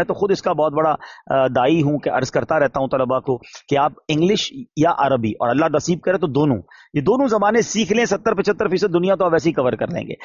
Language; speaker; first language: Urdu; native; Urdu